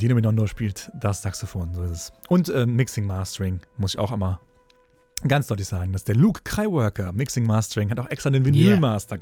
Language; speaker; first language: German; native; German